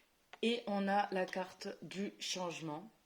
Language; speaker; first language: French; native; French